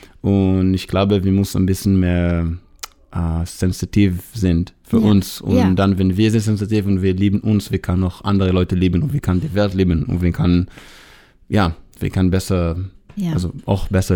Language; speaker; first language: German; non-native, learner; Hebrew